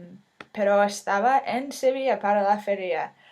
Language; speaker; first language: Spanish; non-native, fluent; English